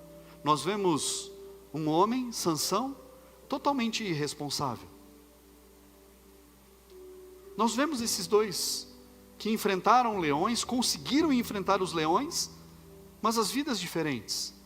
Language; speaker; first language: Portuguese; native; Portuguese